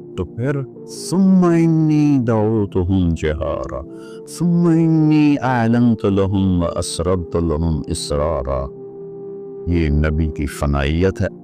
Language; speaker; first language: Urdu; non-native, local second language; Punjabi